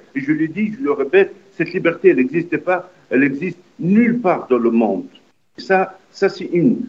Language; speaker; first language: French; non-native, local second language; Arabic